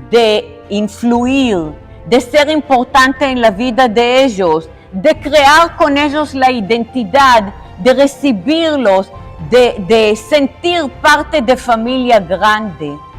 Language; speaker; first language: Spanish; non-native, fluent; Hebrew